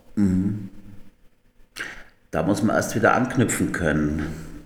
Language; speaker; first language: German; native; German